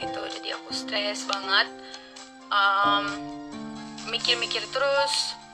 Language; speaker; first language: Indonesian; non-native, fluent; Turkish